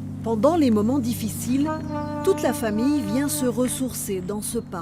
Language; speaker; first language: French; native; French